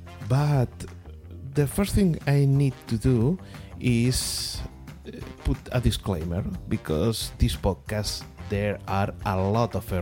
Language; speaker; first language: English; non-native, learner; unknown